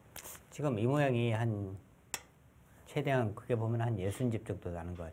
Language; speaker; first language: Korean; native; Korean